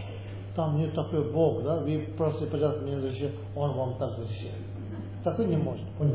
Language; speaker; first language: Russian; non-native, learner; Tibetan